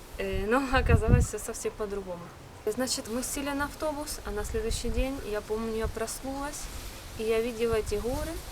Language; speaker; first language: Russian; native; Russian